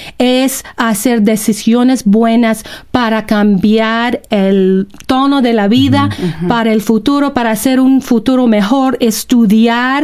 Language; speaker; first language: Spanish; non-native, fluent; English